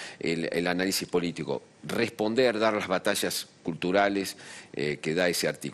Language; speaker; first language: Spanish; native; Spanish